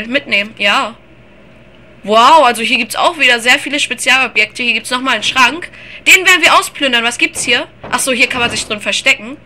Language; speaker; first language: German; native; German